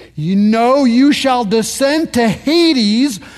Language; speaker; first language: English; early bilingual, other home language; French